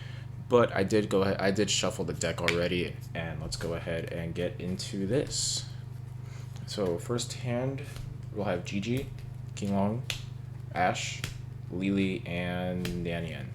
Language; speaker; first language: English; native; English